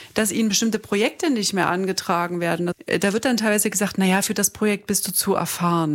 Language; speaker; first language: German; native; German